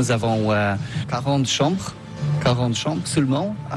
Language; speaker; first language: French; non-native, learner; Polish